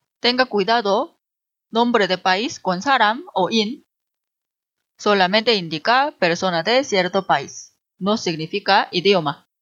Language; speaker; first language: Spanish; non-native, fluent; Korean